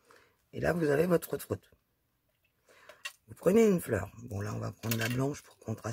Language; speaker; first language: French; native; French